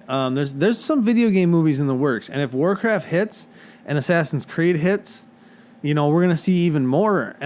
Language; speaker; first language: English; native; English